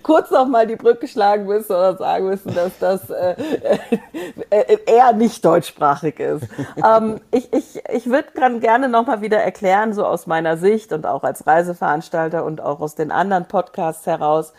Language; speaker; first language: German; native; German